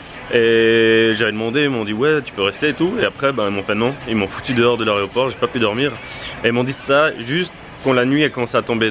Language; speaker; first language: French; native; French